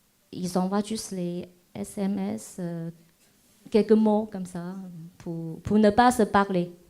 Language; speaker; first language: French; non-native, fluent; Chinese